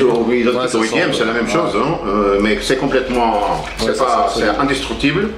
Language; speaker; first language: French; non-native, learner; Portuguese